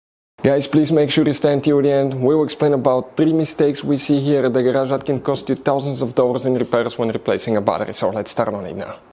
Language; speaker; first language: English; non-native, fluent; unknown